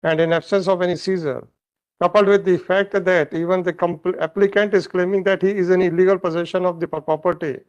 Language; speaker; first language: English; non-native, local second language; Hindi